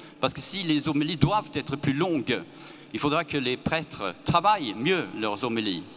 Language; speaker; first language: French; non-native, fluent; Swedish